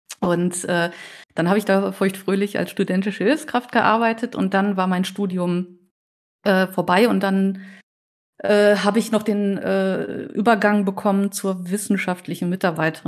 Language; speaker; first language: German; native; German